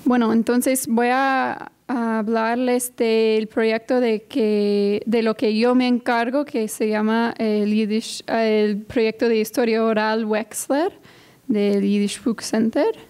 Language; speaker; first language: Spanish; non-native, fluent; English